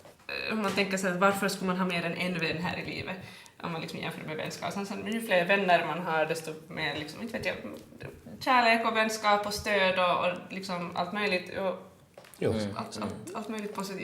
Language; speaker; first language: Swedish; native; Swedish